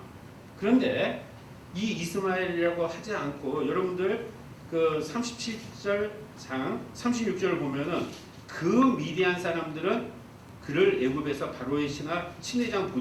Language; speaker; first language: Korean; native; Korean